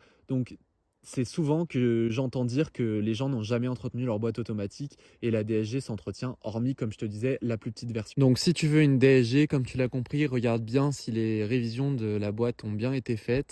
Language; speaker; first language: French; native; French